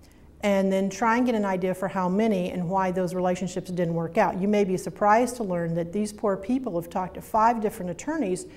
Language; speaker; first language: English; native; English